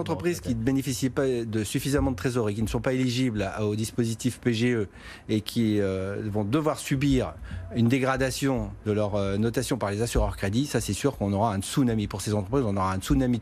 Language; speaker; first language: French; native; French